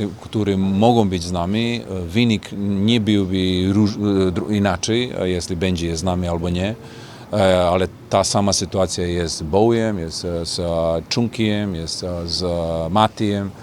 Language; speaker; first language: Polish; non-native, fluent; Serbian